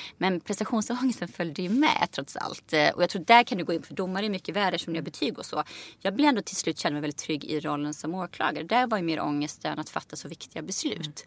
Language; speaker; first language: Swedish; native; Swedish